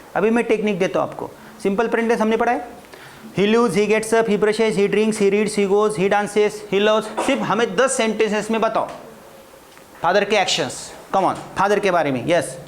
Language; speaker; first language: Hindi; non-native, local second language; Marathi